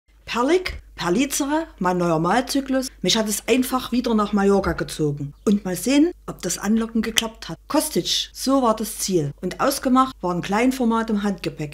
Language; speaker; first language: German; native; German